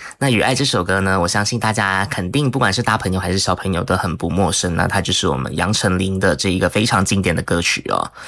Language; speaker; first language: Chinese; native; Chinese